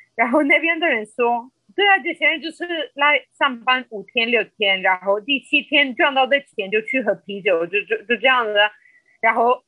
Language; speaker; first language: Chinese; non-native, fluent; Spanish